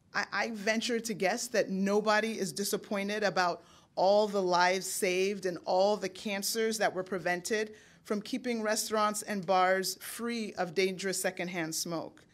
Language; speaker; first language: English; native; English